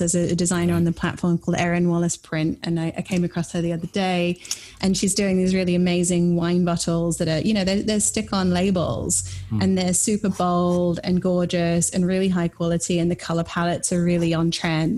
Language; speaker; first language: English; native; English